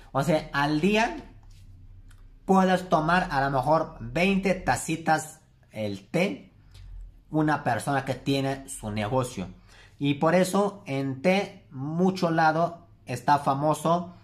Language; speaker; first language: Spanish; non-native, learner; Turkish